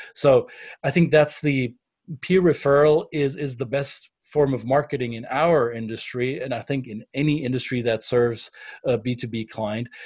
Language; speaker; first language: English; non-native, fluent; German